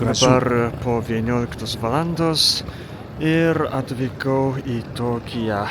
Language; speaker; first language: Lithuanian; non-native, fluent; Japanese